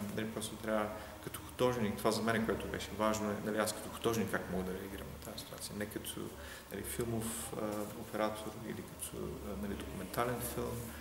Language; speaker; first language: Bulgarian; non-native, local second language; Turkish